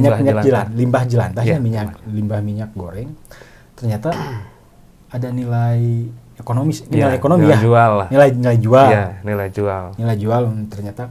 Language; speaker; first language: Indonesian; non-native, local second language; Sundanese